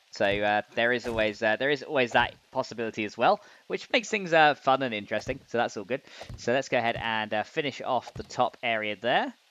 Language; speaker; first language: English; native; English